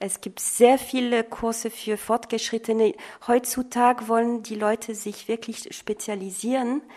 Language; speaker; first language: German; non-native, fluent; French